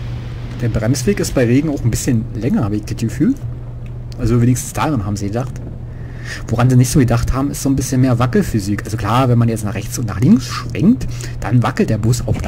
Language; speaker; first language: German; native; German